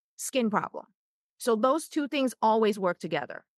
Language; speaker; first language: English; non-native, fluent; Chinese